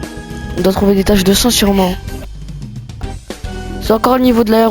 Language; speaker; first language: French; native; French